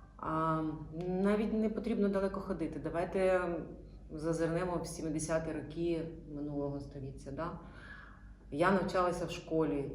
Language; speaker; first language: Ukrainian; non-native, local second language; Russian